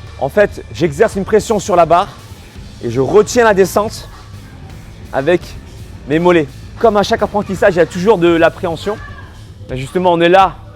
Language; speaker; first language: French; native; French